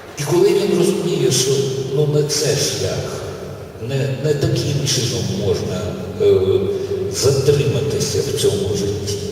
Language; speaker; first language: Ukrainian; non-native, local second language; Russian